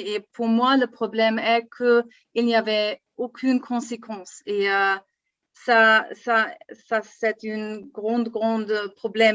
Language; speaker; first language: French; non-native, learner; German